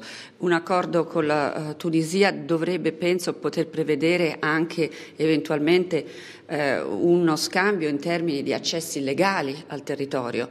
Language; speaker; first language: Italian; native; Italian